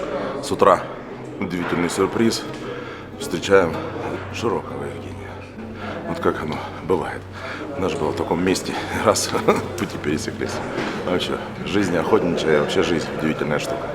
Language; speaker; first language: Russian; native; Russian